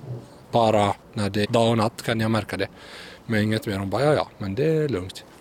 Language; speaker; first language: Swedish; early bilingual, other home language; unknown